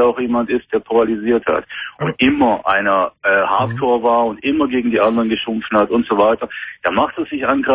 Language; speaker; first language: German; native; German